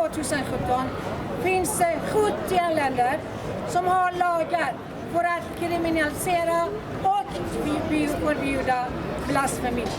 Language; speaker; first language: Swedish; non-native, fluent; Persian